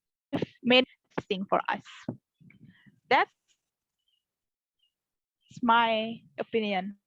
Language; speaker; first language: English; non-native, learner; Indonesian